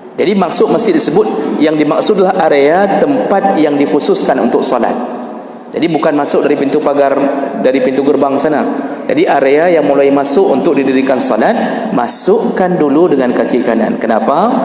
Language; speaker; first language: Malay; non-native, fluent; Achinese